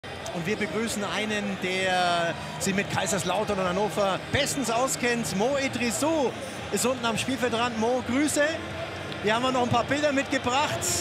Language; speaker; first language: German; native; German